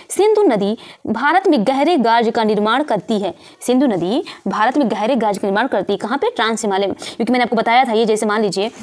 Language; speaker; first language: Hindi; native; Hindi